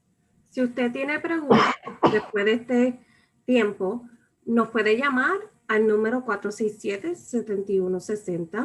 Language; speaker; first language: Spanish; early bilingual, other home language; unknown